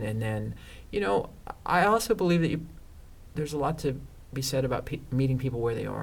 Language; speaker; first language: English; native; English